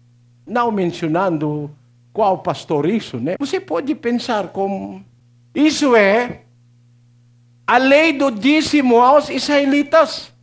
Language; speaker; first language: Portuguese; non-native, learner; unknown